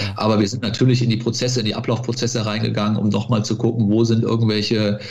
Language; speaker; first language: German; native; German